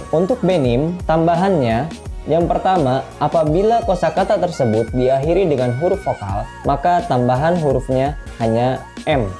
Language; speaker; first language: Indonesian; native; Indonesian